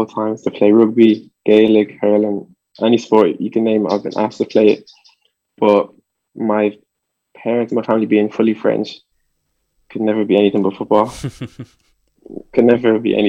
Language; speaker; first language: English; early bilingual, other home language; French